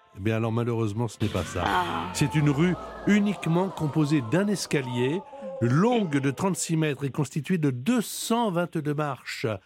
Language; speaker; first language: French; native; French